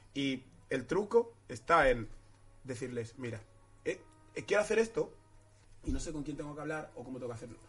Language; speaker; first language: Spanish; early bilingual, other home language; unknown